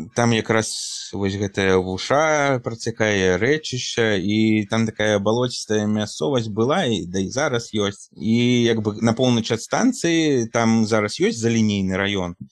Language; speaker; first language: Belarusian; native; Belarusian